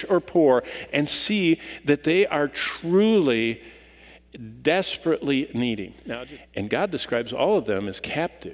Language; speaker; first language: English; native; English